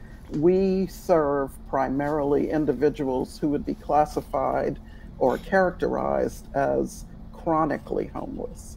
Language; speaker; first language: English; native; English